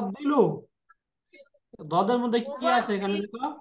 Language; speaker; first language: Arabic; non-native, fluent; Bangla